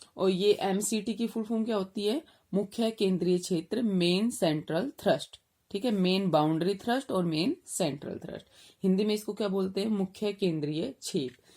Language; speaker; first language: Hindi; native; Hindi